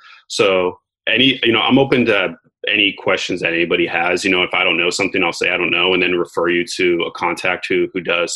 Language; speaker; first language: English; native; English